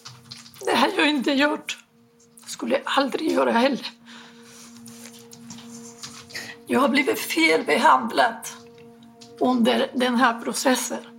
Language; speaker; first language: Swedish; non-native, fluent; Spanish